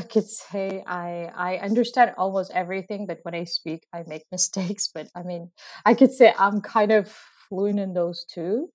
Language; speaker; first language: English; non-native, fluent; Uzbek